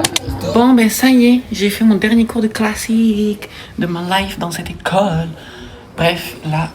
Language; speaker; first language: French; native; French